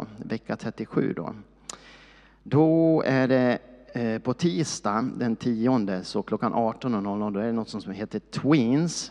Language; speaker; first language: Swedish; native; Swedish